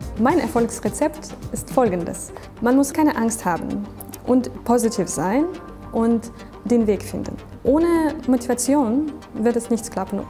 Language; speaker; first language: German; non-native, fluent; Russian